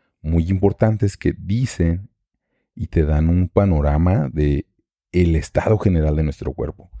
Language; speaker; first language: Spanish; native; Spanish